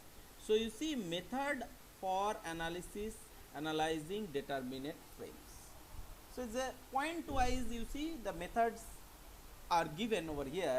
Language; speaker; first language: English; non-native, local second language; Bangla